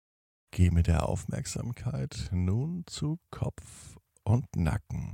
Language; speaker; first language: German; native; German